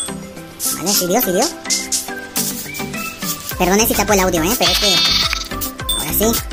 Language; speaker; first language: Spanish; native; Spanish